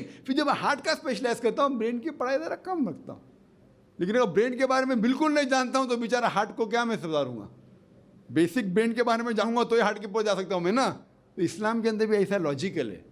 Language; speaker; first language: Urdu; non-native, fluent; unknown